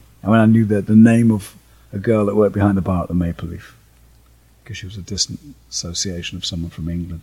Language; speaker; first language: English; native; English